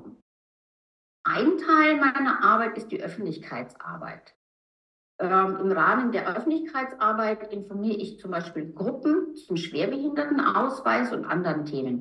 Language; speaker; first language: German; native; German